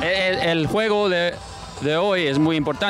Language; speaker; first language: Spanish; non-native, learner; English